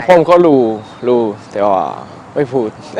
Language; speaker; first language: Thai; non-native, learner; French